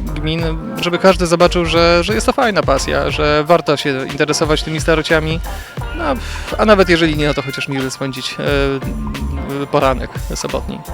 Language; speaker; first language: Polish; native; Polish